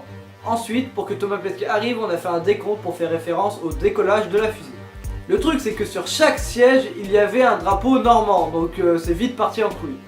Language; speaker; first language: French; native; French